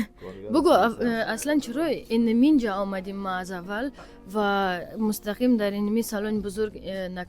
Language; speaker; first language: Persian; early bilingual, heritage; Persian